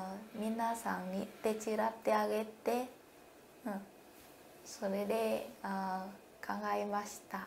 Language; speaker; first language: Japanese; non-native, learner; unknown